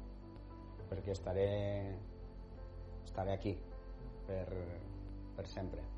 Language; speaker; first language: Catalan; non-native, learner; Spanish